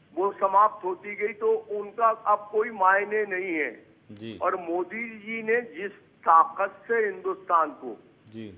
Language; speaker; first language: Hindi; native; Hindi